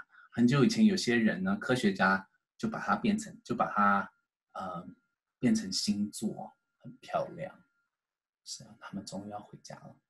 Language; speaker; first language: Chinese; native; Chinese